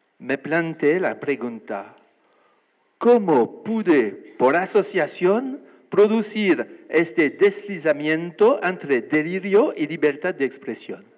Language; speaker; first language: Spanish; non-native, fluent; French